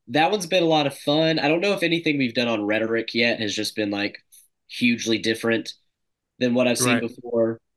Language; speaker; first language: English; native; English